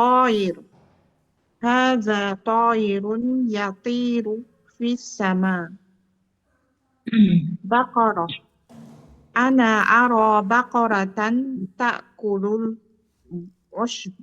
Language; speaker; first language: Arabic; non-native, learner; Indonesian